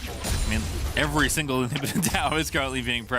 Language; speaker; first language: English; native; English